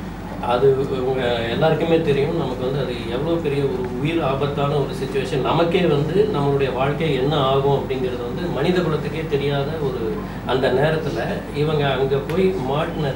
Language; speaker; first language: Tamil; native; Tamil